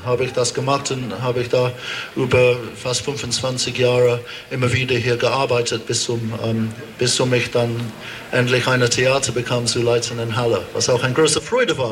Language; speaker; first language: German; non-native, fluent; English